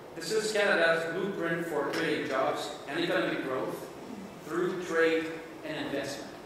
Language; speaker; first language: English; non-native, local second language; French